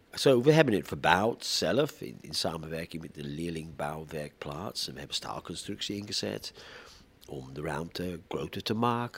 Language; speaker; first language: Dutch; non-native, fluent; English